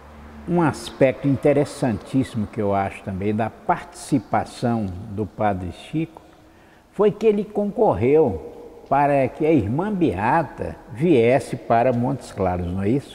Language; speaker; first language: Portuguese; native; Portuguese